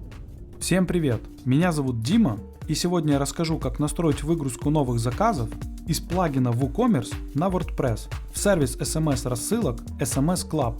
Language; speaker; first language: Russian; native; Russian